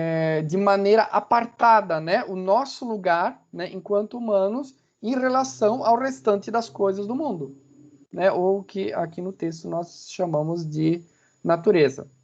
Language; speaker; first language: Portuguese; native; Portuguese